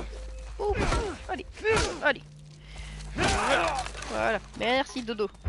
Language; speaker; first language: French; native; French